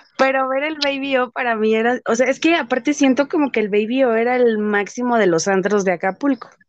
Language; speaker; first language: Spanish; native; Spanish